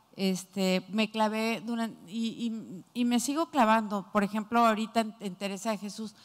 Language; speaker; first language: Spanish; native; Spanish